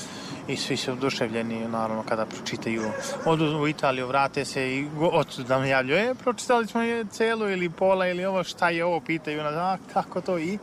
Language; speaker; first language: Serbian; native; Serbian